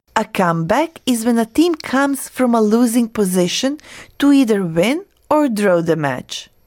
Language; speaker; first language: English; non-native, fluent; Croatian